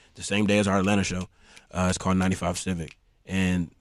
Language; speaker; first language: English; native; English